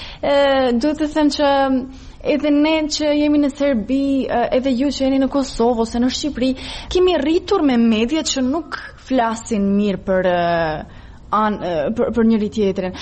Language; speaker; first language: Albanian; non-native, fluent; Serbian